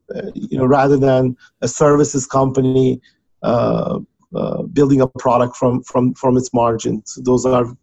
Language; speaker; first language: English; non-native, fluent; Turkish